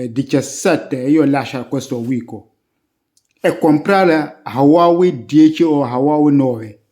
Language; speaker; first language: Italian; non-native, learner; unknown